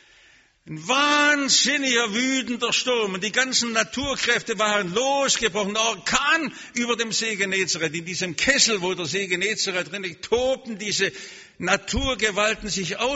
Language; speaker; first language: German; native; German